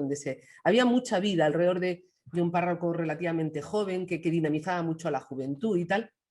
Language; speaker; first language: Spanish; native; Spanish